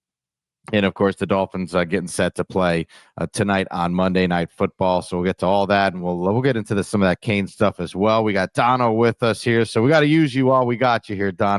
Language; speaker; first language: English; native; English